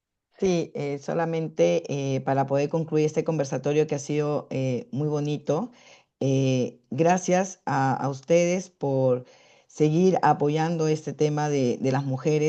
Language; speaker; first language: Spanish; native; Spanish